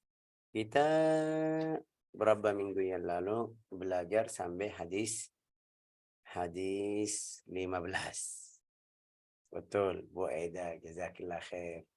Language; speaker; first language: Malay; non-native, learner; Arabic